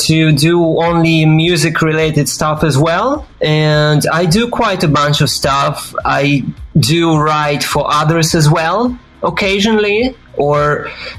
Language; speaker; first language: English; non-native, fluent; Ukrainian